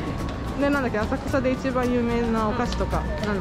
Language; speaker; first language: Japanese; non-native, fluent; Portuguese